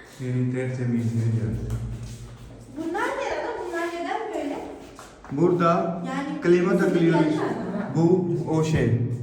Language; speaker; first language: Turkish; non-native, learner; Urdu